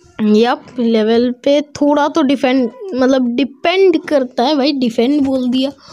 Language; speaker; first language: Hindi; non-native, local second language; Bangla